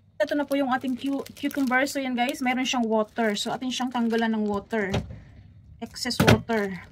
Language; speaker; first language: Filipino; non-native, local second language; Cebuano